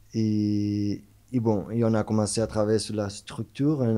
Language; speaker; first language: French; non-native, fluent; Portuguese